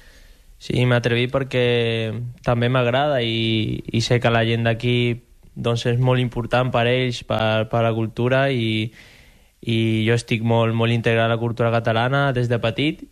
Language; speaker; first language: Catalan; non-native, local second language; Spanish